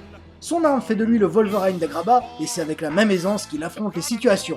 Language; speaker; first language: French; native; French